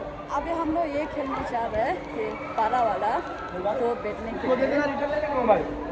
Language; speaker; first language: Hindi; non-native, fluent; Tibetan